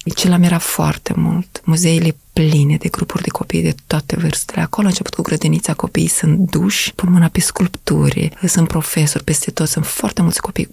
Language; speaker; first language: Romanian; native; Romanian